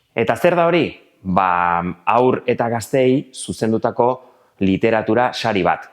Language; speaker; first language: Basque; non-native, local second language; Spanish